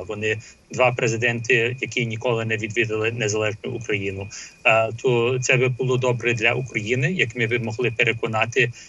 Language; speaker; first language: Ukrainian; early bilingual, heritage; Ukrainian